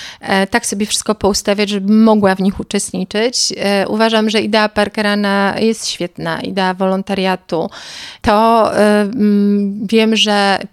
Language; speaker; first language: Polish; native; Polish